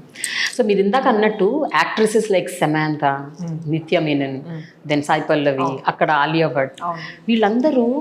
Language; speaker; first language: Telugu; native; Telugu